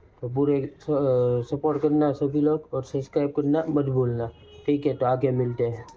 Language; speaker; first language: Hindi; non-native, local second language; Gujarati